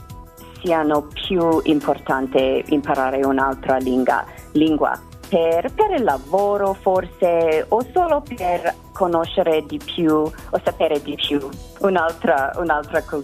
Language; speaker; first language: Italian; non-native, learner; English